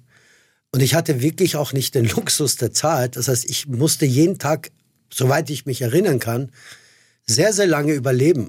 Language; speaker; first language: German; non-native, fluent; Persian